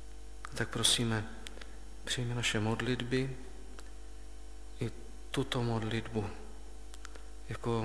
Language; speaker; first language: Czech; native; Czech